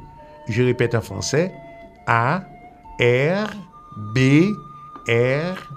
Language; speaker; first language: French; non-native, fluent; Spanish